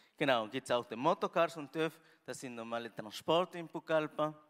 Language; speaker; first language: German; non-native, learner; Spanish